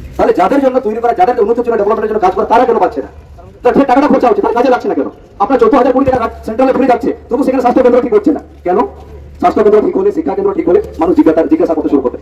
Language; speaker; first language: Bangla; non-native, local second language; Santali